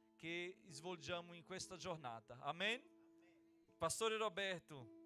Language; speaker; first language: Italian; non-native, fluent; Portuguese